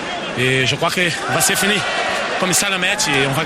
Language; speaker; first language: French; non-native, learner; Portuguese